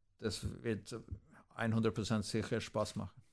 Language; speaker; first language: German; non-native, fluent; Swedish